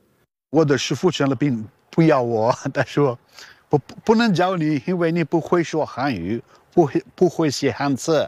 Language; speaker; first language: Chinese; non-native, learner; Italian